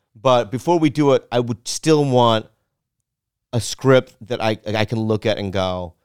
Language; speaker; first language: English; native; English